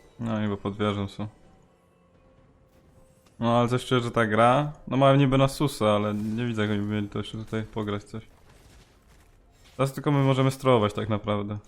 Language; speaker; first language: Polish; native; Polish